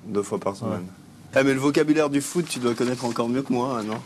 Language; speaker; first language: French; native; French